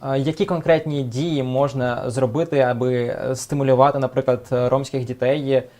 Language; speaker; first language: Ukrainian; native; Ukrainian